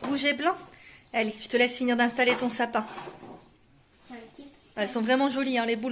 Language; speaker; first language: French; native; French